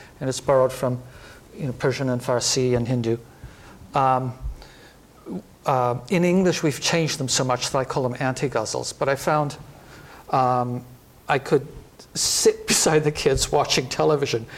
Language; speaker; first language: English; native; English